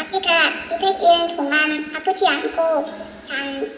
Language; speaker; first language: Korean; non-native, learner; Vietnamese